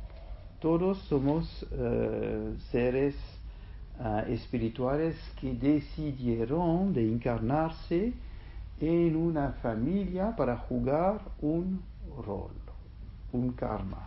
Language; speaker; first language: Spanish; non-native, fluent; French